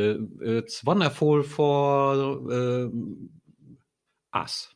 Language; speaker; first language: English; non-native, learner; German